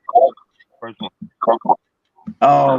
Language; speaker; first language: English; native; English